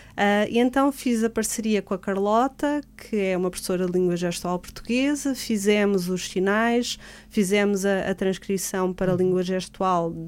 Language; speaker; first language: Portuguese; native; Portuguese